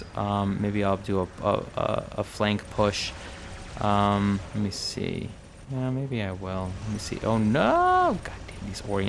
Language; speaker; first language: English; native; English